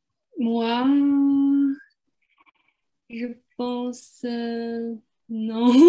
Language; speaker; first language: French; non-native, fluent; Chinese